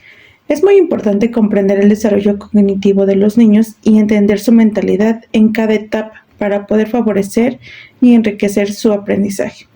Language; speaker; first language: Spanish; native; Spanish